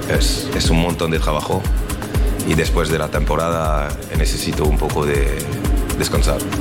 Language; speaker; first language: Spanish; non-native, learner; French